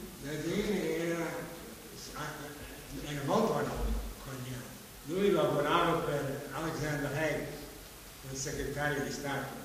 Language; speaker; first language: Italian; non-native, fluent; English